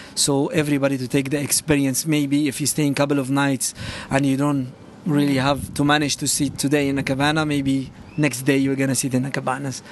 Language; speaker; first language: English; non-native, fluent; Arabic